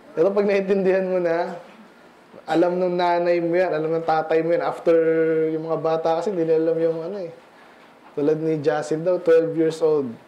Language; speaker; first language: Filipino; native; Filipino